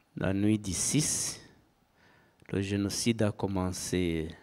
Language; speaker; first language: French; non-native, local second language; Kinyarwanda